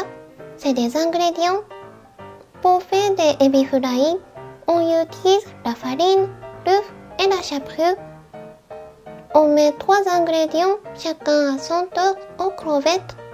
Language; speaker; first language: French; non-native, learner; Japanese